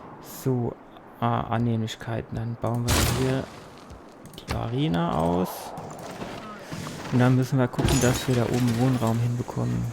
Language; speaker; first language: German; native; German